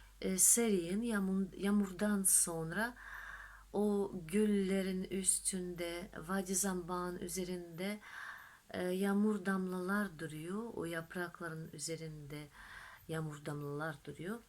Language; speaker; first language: Turkish; non-native, fluent; Russian